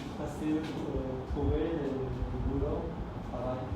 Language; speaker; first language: French; non-native, learner; Khmer